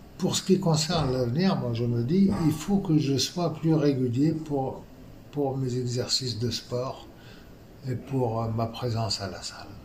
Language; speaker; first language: French; non-native, local second language; Arabic